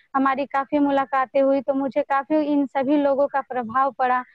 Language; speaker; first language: Hindi; native; Hindi